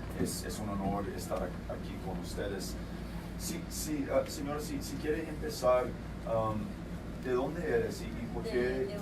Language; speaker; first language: Spanish; non-native, fluent; English